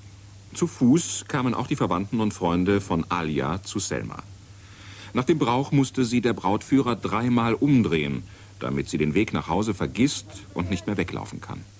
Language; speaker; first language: German; native; German